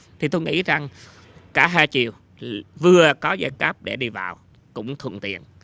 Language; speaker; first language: Vietnamese; native; Vietnamese